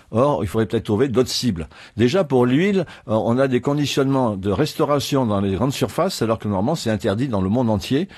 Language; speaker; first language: French; native; French